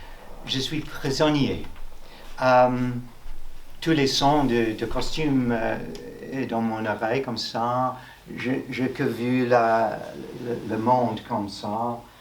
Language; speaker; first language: French; non-native, learner; English